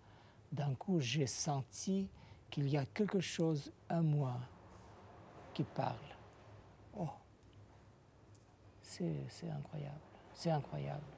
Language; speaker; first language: French; non-native, fluent; Russian